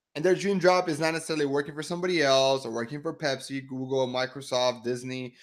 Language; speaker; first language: English; early bilingual, other home language; Spanish